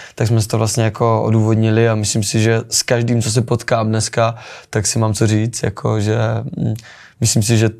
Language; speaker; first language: Czech; native; Czech